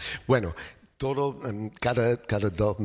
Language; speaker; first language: Spanish; non-native, fluent; English